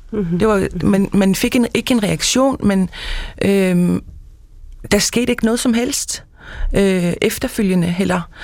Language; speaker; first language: Danish; non-native, local second language; Kalaallisut